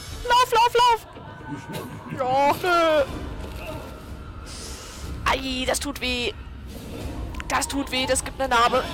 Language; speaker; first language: German; native; German